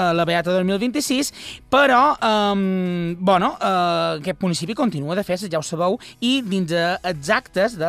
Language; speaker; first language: Catalan; native; Catalan